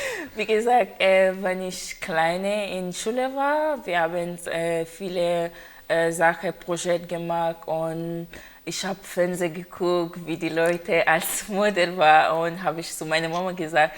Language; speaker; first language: German; non-native, learner; Haitian Creole